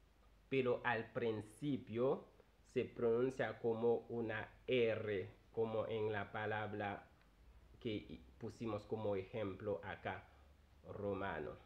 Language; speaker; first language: Spanish; non-native, fluent; Haitian Creole